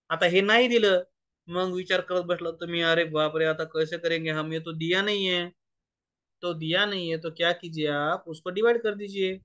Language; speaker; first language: Hindi; non-native, local second language; Marathi